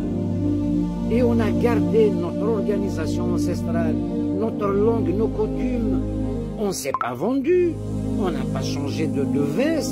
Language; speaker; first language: French; non-native, local second language; Kabyle